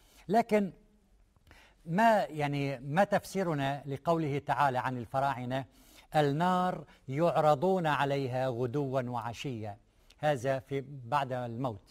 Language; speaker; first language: Arabic; native; Arabic